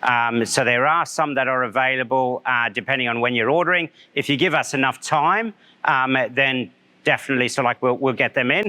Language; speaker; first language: English; native; English